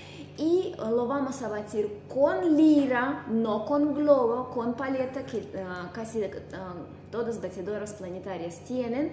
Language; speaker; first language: Spanish; non-native, fluent; Russian